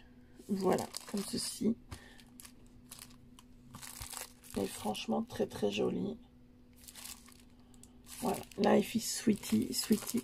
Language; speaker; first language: French; native; French